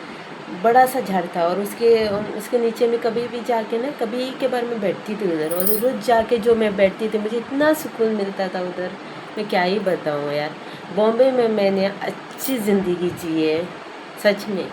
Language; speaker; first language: Hindi; non-native, local second language; Konkani